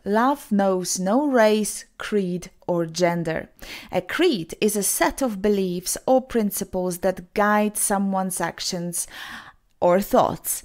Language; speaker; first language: English; non-native, fluent; Polish